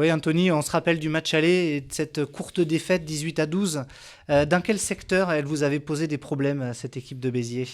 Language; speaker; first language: French; native; French